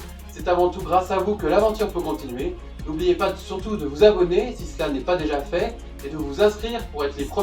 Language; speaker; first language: French; native; French